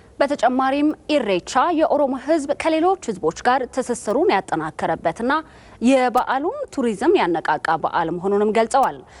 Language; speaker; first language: Amharic; native; Amharic